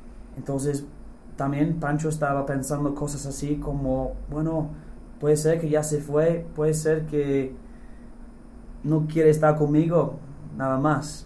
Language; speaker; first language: Spanish; non-native, fluent; English